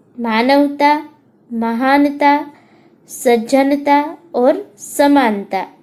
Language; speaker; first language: Hindi; non-native, local second language; Gujarati